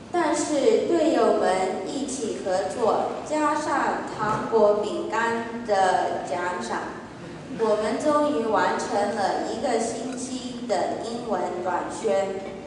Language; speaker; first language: Chinese; early bilingual, heritage; Chinese